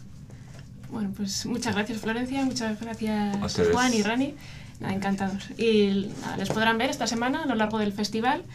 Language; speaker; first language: Spanish; native; Spanish